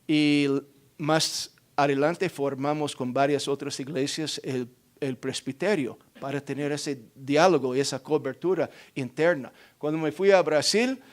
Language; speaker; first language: Spanish; non-native, fluent; English